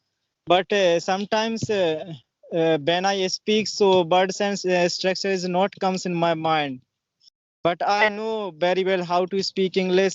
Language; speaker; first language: English; non-native, learner; Hindi